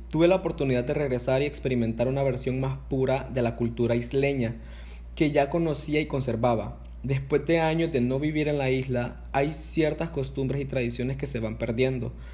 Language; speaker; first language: Spanish; non-native, local second language; English